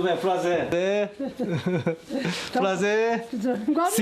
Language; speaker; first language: Portuguese; non-native, learner; Korean